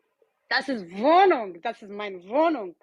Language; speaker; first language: German; non-native, learner; Oromo